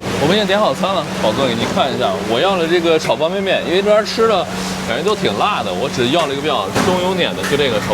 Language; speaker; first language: Chinese; native; Chinese